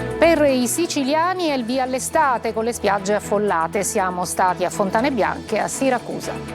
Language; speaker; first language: Italian; native; Italian